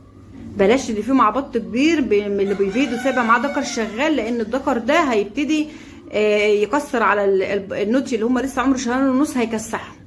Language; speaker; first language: Arabic; native; Arabic